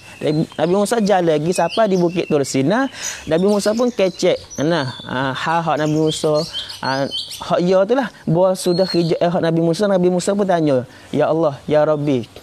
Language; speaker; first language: Malay; native; Malay